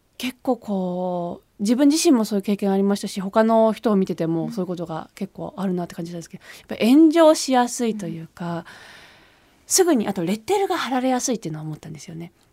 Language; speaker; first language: Japanese; early bilingual, heritage; Japanese